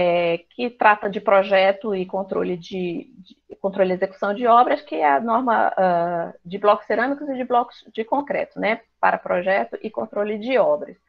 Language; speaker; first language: Portuguese; native; Portuguese